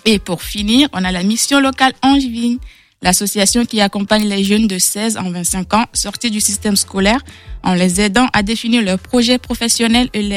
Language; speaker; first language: French; native; French